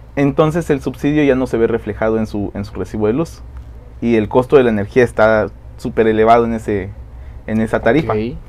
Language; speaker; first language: Spanish; native; Spanish